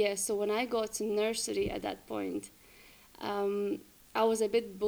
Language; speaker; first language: English; non-native, fluent; Lithuanian